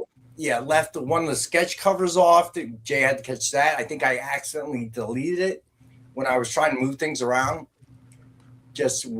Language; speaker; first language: English; native; English